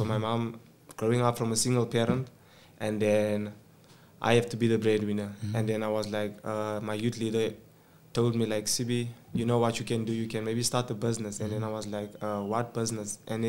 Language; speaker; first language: English; non-native, local second language; Xhosa